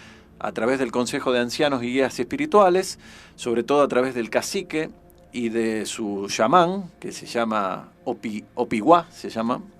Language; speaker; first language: Spanish; native; Spanish